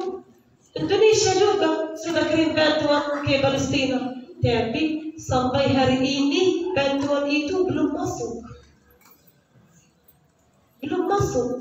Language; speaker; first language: Indonesian; non-native, learner; Arabic